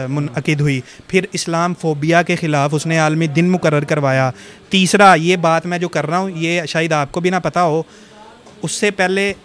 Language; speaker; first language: Urdu; non-native, local second language; Punjabi